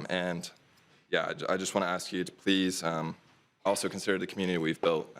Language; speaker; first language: English; native; English